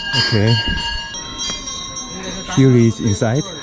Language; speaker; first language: English; non-native, learner; Korean